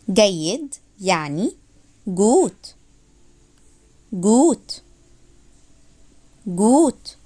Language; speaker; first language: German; non-native, fluent; Arabic